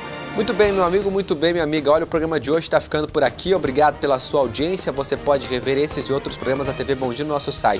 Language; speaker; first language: Portuguese; native; Portuguese